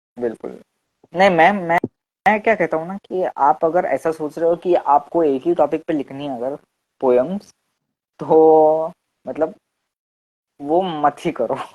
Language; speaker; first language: Hindi; non-native, local second language; Gujarati